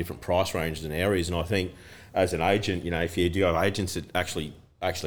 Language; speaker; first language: English; native; English